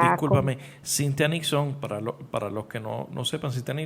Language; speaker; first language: Spanish; native; Spanish